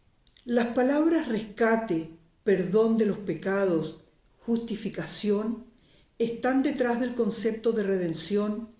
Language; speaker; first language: Spanish; native; Spanish